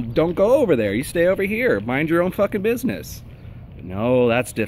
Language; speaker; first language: English; native; English